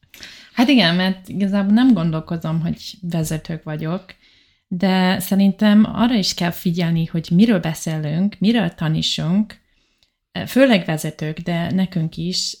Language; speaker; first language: Hungarian; non-native, learner; English